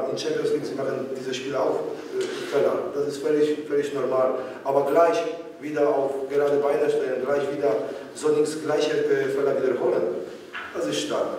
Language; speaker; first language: German; non-native, learner; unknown